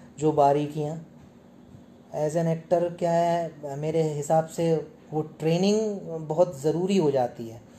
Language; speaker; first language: Hindi; native; Hindi